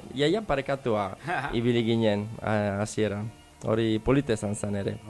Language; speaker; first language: Basque; non-native, learner; Italian